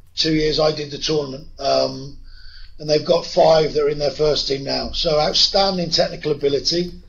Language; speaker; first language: English; native; English